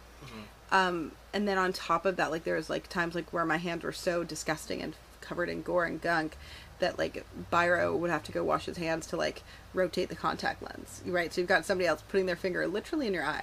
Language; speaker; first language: English; native; English